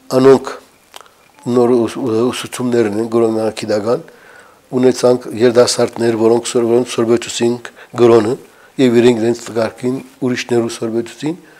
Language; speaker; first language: Armenian; early bilingual, heritage; Armenian